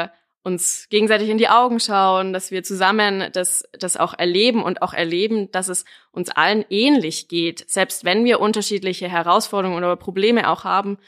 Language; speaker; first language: German; native; German